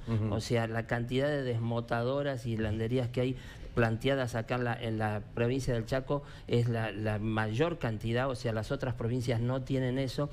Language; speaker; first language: Spanish; native; Spanish